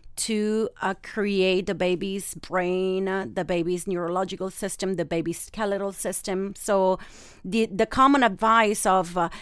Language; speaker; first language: English; non-native, fluent; Italian